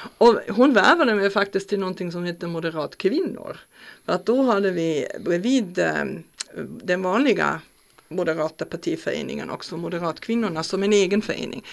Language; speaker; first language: Swedish; non-native, fluent; German